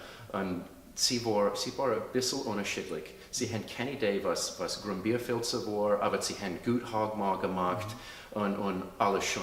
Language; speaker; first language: German; early bilingual, heritage; English